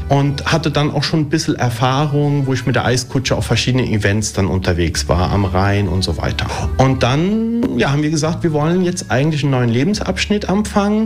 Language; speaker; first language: German; early bilingual, other home language; Italian